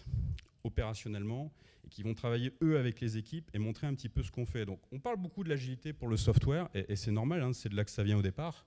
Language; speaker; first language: French; native; French